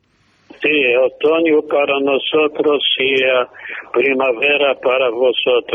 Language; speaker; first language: Spanish; non-native, fluent; English